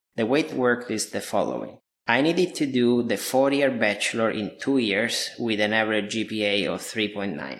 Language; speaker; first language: English; non-native, fluent; Italian